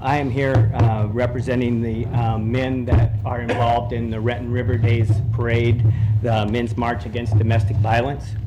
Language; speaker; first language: English; native; English